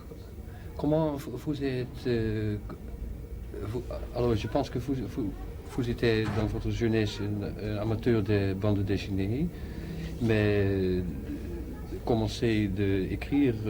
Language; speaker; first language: French; non-native, learner; Dutch